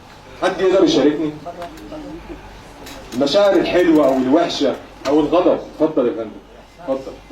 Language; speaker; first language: Arabic; native; Arabic